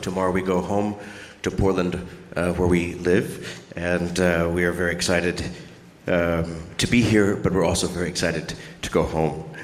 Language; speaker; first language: English; native; English